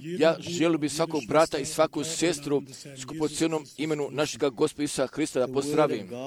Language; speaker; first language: Croatian; early bilingual, heritage; Croatian